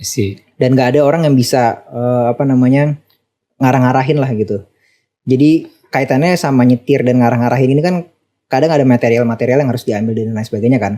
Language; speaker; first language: Indonesian; native; Indonesian